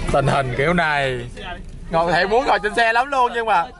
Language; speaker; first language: Vietnamese; native; Vietnamese